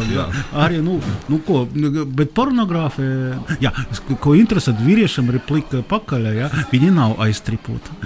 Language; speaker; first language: Latvian; non-native, local second language; Russian